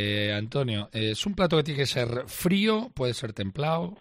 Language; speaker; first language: Spanish; native; Spanish